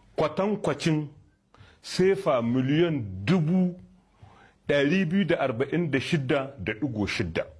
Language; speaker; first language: Hausa; native; Hausa